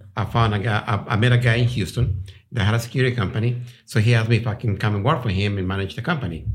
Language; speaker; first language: English; non-native, fluent; Spanish